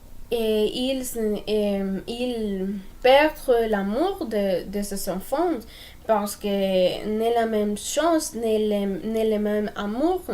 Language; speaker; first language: French; non-native, learner; Spanish